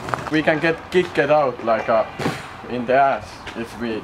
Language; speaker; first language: English; non-native, learner; Finnish